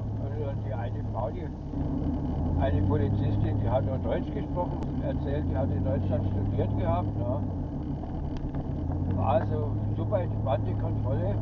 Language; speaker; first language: German; native; German